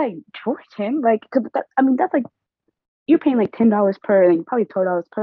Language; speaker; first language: English; native; English